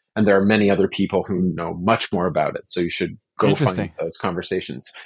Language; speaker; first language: English; native; English